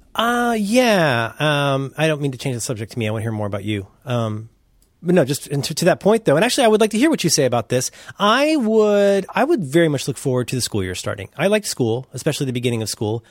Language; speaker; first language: English; early bilingual, other home language; German